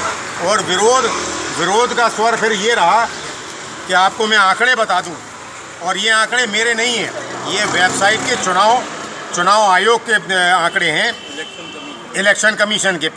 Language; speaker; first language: Hindi; native; Hindi